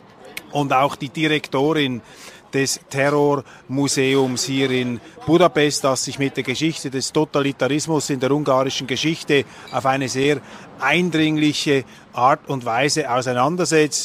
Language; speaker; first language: German; native; German